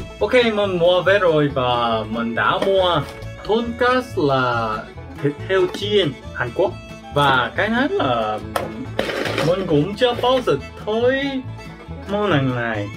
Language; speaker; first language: Vietnamese; non-native, learner; Korean